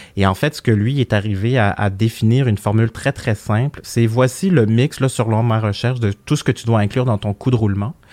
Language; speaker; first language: French; early bilingual, other home language; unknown